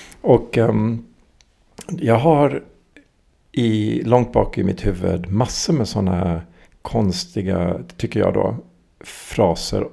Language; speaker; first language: Swedish; early bilingual, other home language; English